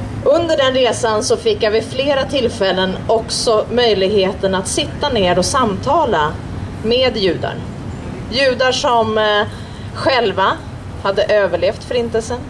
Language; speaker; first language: Swedish; native; Swedish